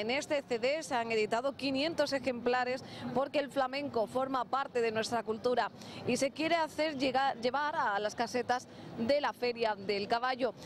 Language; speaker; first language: Spanish; native; Spanish